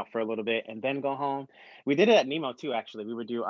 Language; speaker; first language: English; native; English